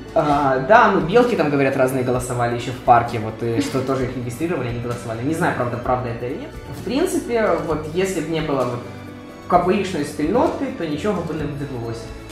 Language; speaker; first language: Russian; non-native, local second language; Ukrainian